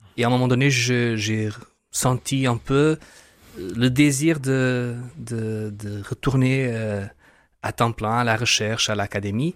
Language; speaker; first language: French; non-native, fluent; Portuguese